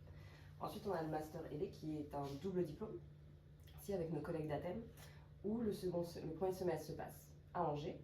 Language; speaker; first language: French; native; French